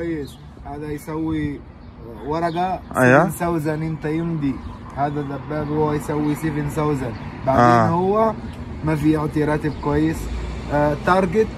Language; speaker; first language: Arabic; non-native, learner; Bangla